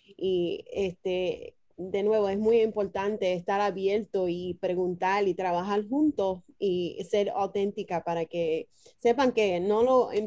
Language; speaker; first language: Spanish; early bilingual, heritage; Spanish